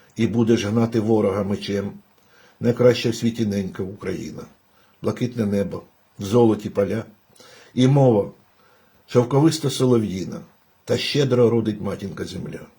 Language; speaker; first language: Ukrainian; native; Ukrainian